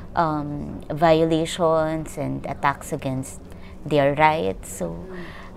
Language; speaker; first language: English; non-native, local second language; Filipino